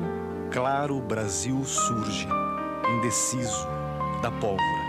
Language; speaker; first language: Portuguese; native; Portuguese